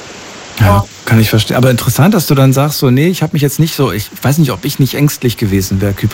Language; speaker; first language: German; native; German